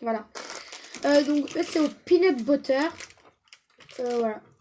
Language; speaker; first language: French; native; French